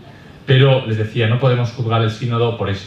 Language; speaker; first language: Spanish; native; Spanish